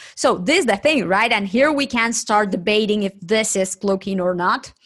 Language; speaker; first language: English; non-native, fluent; Spanish